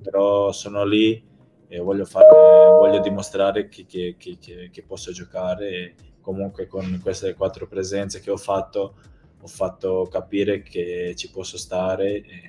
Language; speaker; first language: Italian; non-native, fluent; Croatian